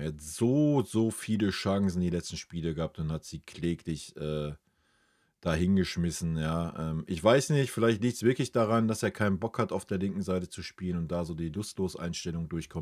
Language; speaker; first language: German; native; German